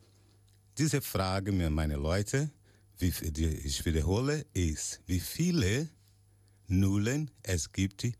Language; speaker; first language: German; non-native, learner; Portuguese